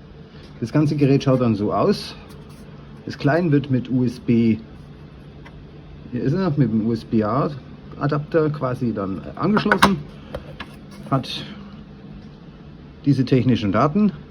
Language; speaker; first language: German; native; German